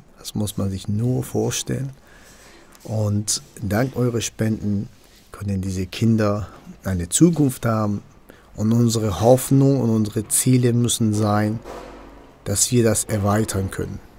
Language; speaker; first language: German; non-native, local second language; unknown